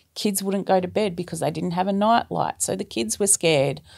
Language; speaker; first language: English; native; English